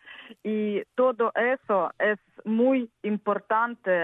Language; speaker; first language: Spanish; non-native, learner; Ukrainian